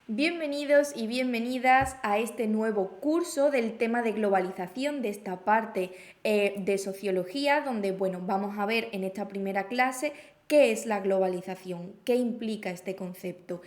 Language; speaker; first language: Spanish; native; Spanish